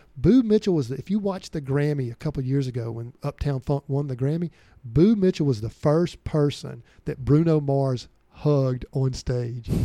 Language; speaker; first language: English; native; English